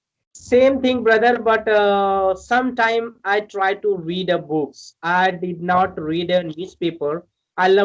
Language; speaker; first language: English; non-native, learner; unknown